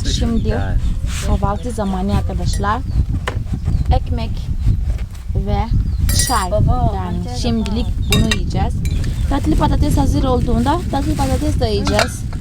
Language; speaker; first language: Turkish; non-native, fluent; Portuguese